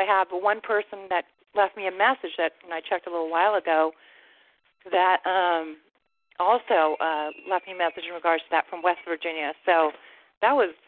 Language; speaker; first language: English; native; English